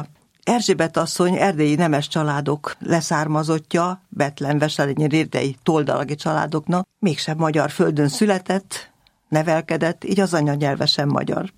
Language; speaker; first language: Hungarian; native; Hungarian